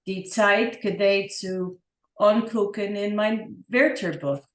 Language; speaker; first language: German; non-native, learner; English